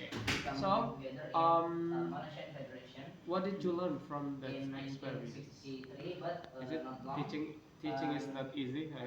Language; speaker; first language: English; non-native, learner; Indonesian